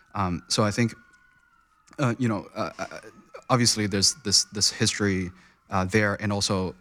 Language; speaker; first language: English; non-native, fluent; Chinese